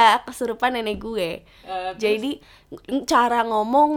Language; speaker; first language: Indonesian; native; Indonesian